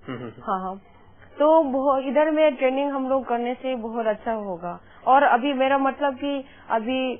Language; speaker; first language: Hindi; non-native, local second language; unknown